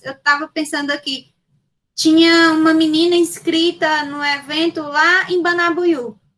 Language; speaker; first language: Portuguese; native; Portuguese